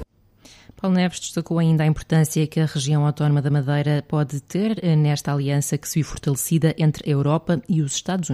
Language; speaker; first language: Portuguese; native; Portuguese